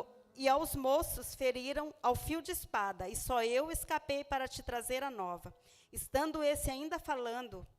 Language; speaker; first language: Portuguese; native; Portuguese